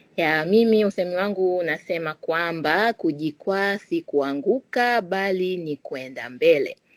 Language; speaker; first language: Swahili; native; Swahili